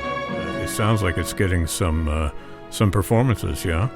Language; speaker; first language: English; native; English